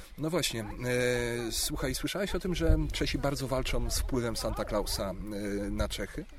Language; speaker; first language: Polish; native; Polish